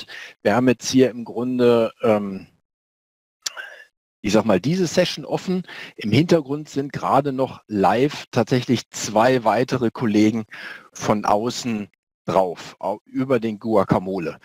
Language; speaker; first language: German; native; German